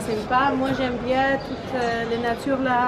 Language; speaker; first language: French; non-native, fluent; German